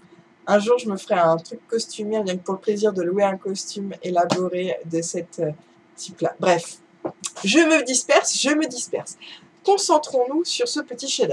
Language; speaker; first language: French; native; French